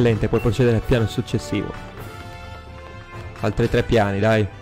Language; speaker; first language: Italian; native; Italian